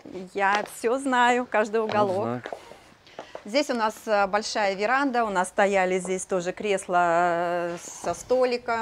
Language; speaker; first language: Russian; native; Russian